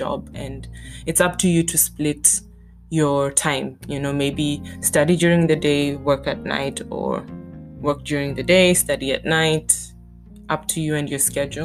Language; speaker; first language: English; non-native, local second language; Tswana